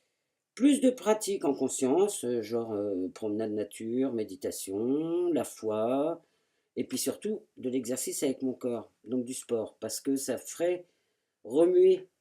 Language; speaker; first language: French; native; French